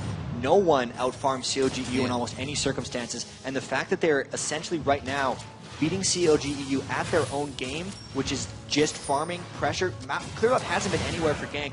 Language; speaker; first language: English; native; English